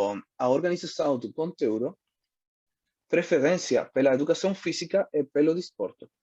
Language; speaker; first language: Portuguese; non-native, learner; Spanish